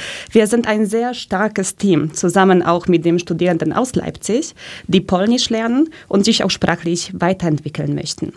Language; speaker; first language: German; early bilingual, other home language; Polish